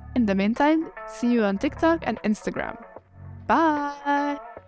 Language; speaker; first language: English; non-native, fluent; Italian